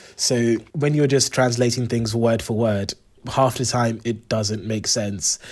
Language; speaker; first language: English; native; English